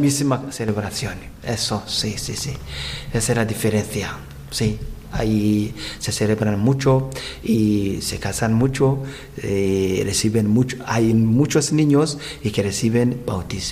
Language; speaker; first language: Spanish; non-native, learner; Rundi